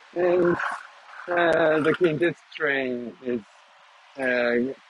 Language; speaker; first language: English; non-native, learner; Japanese